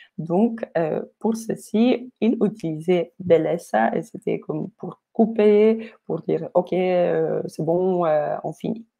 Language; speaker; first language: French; non-native, fluent; Polish